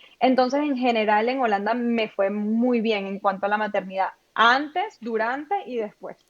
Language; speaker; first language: Spanish; native; Spanish